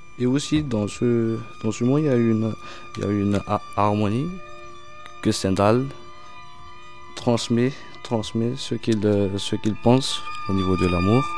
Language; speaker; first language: French; non-native, learner; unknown